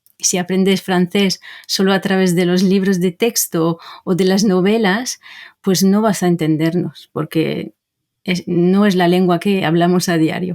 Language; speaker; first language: Spanish; non-native, fluent; French